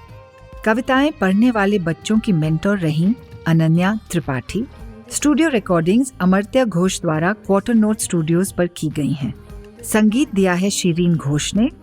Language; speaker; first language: Hindi; native; Hindi